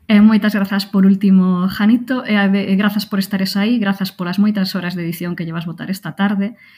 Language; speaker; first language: Galician; non-native, local second language; Spanish